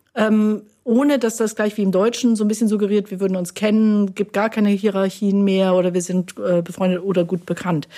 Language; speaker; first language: German; native; German